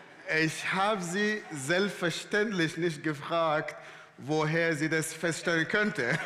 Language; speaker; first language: German; non-native, fluent; Arabic